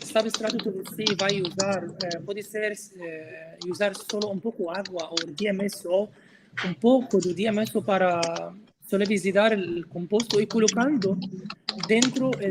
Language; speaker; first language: Portuguese; non-native, learner; Arabic